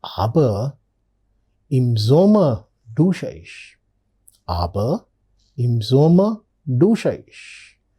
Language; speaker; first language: German; non-native, learner; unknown